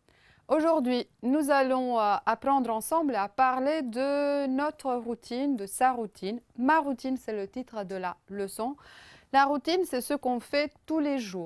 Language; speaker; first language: French; non-native, fluent; Romanian